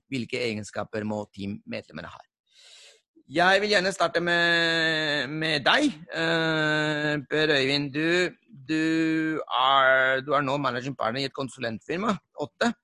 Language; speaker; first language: Norwegian; non-native, fluent; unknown